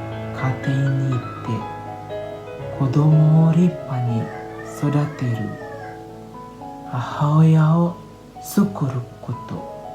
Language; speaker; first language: Japanese; non-native, learner; Indonesian